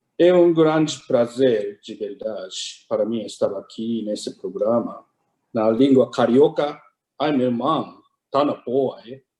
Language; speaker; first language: Portuguese; non-native, fluent; Japanese